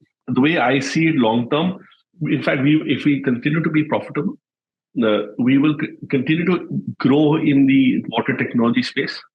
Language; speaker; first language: English; non-native, local second language; Hindi